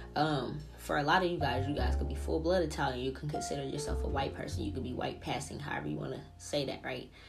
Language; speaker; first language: English; early bilingual, other home language; Italian